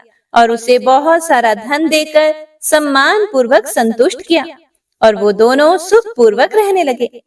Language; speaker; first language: Hindi; native; Hindi